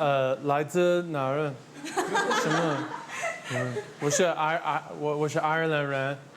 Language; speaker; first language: Chinese; non-native, learner; English